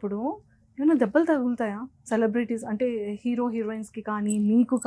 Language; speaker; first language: Telugu; native; Telugu